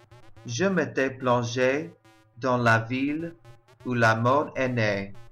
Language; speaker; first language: French; non-native, learner; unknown